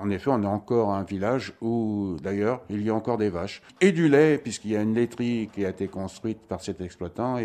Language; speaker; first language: French; native; French